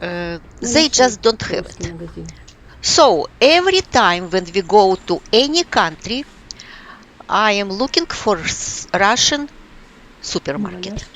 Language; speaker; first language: English; non-native, fluent; Russian